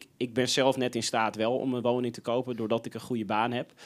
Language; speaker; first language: Dutch; native; Dutch